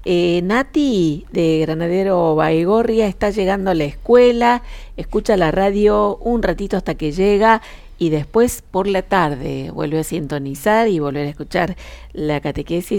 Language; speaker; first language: Spanish; native; Spanish